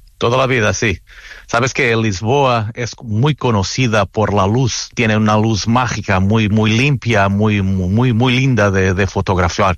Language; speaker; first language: Spanish; non-native, fluent; Portuguese